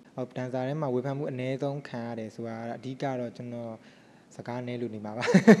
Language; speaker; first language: Burmese; native; Burmese